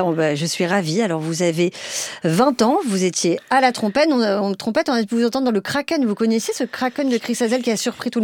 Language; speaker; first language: French; native; French